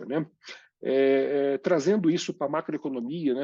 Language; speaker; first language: Portuguese; native; Portuguese